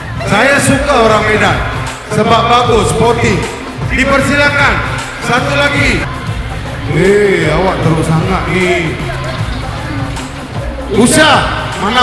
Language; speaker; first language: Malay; non-native, local second language; Tamil